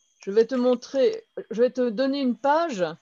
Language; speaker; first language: French; non-native, fluent; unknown